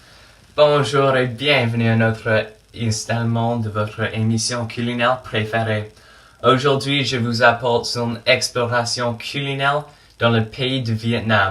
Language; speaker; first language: French; non-native, fluent; English